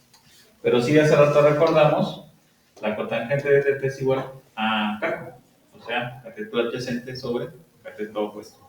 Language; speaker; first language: Spanish; native; Spanish